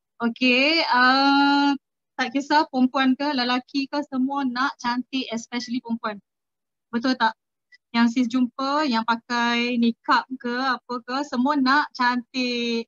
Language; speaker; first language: Malay; native; Malay